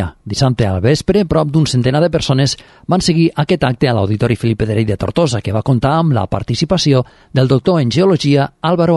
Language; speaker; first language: Catalan; native; Catalan